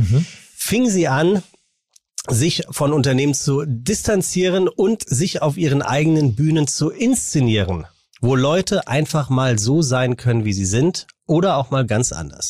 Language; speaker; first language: German; native; German